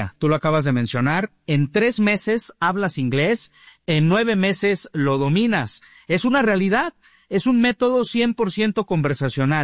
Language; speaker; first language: Spanish; native; Spanish